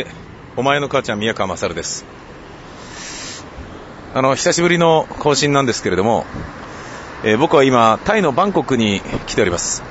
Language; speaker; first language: Japanese; native; Japanese